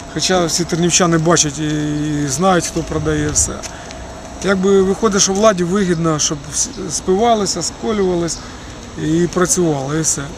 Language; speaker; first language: Ukrainian; native; Ukrainian